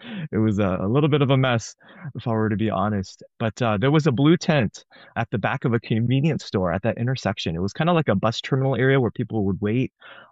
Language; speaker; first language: English; native; English